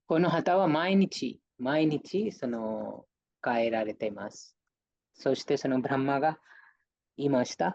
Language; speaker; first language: Japanese; non-native, fluent; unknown